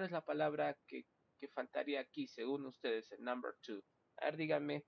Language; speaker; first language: Spanish; native; Spanish